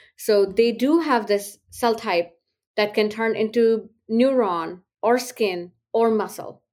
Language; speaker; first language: English; non-native, local second language; Hindi